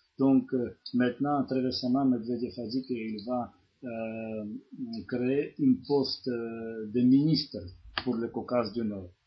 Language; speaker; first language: French; non-native, fluent; Georgian